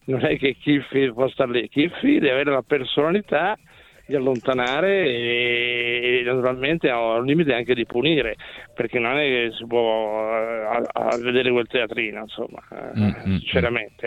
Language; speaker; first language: Italian; native; Italian